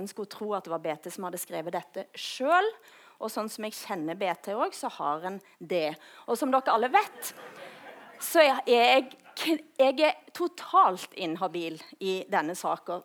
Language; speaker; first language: Norwegian; native; Norwegian